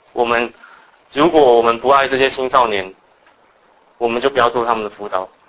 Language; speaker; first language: Chinese; early bilingual, other home language; Cantonese